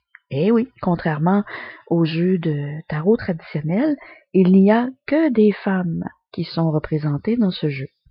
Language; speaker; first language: French; native; French